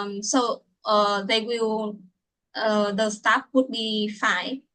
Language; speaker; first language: English; non-native, learner; Vietnamese